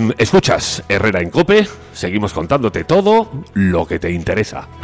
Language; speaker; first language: Spanish; native; Spanish